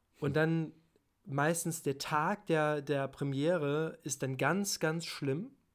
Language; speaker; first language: German; native; German